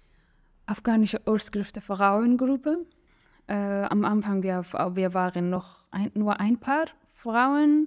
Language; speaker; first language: German; non-native, learner; Persian